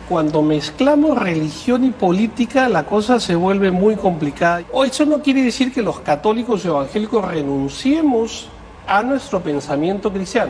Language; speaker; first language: Spanish; native; Spanish